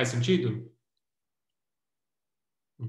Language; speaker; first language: Portuguese; native; Portuguese